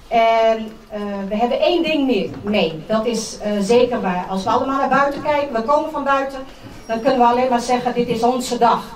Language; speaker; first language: Dutch; early bilingual, other home language; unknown